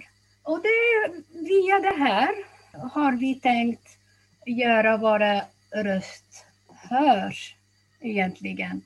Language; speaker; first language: Swedish; non-native, fluent; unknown